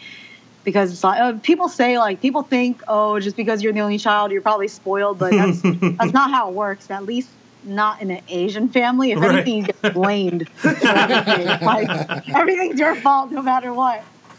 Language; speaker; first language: English; early bilingual, other home language; Chinese